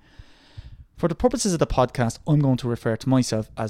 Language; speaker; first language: English; native; English